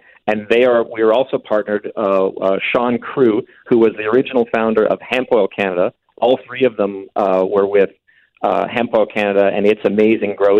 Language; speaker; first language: English; native; English